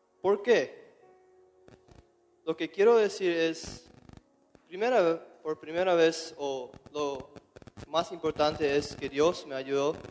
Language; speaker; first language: Spanish; non-native, local second language; German